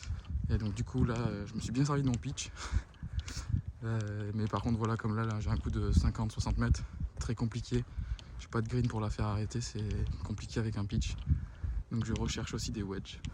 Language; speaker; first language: French; native; French